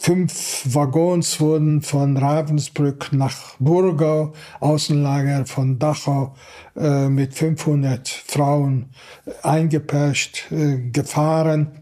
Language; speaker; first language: German; non-native, fluent; Hungarian